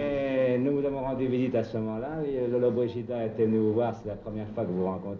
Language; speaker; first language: French; native; French